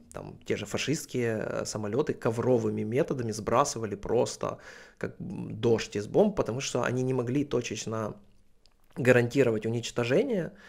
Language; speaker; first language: Russian; native; Russian